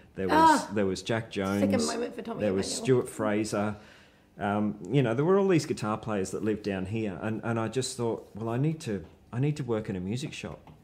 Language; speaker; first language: English; native; English